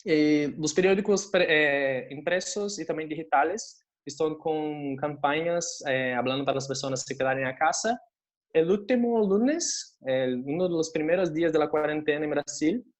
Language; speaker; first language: Spanish; non-native, fluent; Portuguese